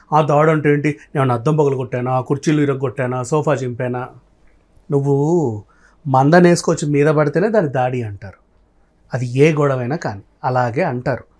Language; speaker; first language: Telugu; native; Telugu